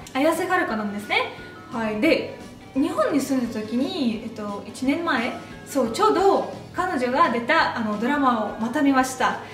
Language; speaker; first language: Japanese; non-native, fluent; Russian